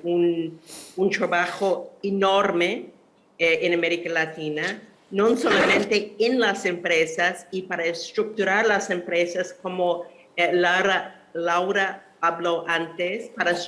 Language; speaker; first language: Spanish; non-native, fluent; English